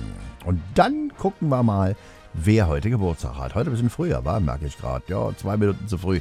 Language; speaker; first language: German; native; German